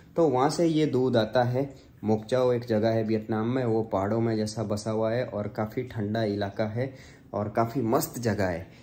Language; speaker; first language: Hindi; native; Hindi